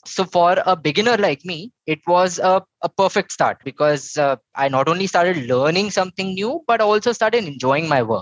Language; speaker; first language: English; non-native, local second language; Hindi